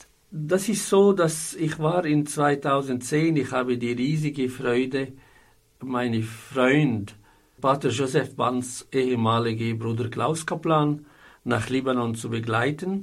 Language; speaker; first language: German; non-native, fluent; Arabic